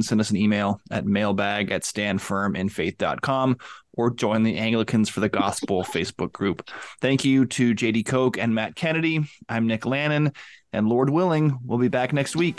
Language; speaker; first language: English; native; English